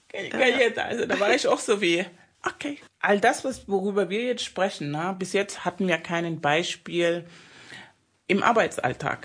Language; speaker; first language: German; non-native, fluent; Spanish